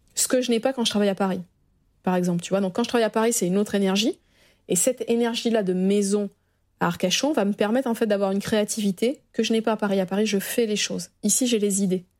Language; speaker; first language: French; native; French